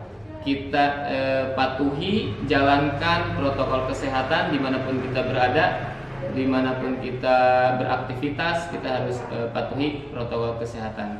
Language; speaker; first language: Indonesian; native; Indonesian